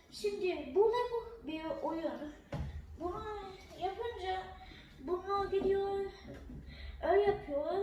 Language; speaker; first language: Turkish; early bilingual, heritage; Turkish